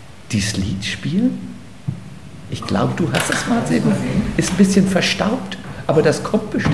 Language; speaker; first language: German; native; German